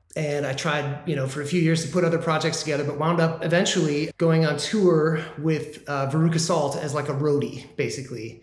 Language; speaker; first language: English; native; English